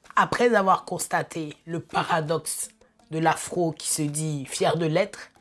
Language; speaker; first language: French; native; French